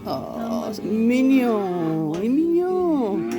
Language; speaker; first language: French; non-native, learner; English